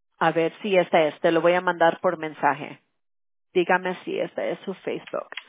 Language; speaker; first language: Spanish; early bilingual, heritage; English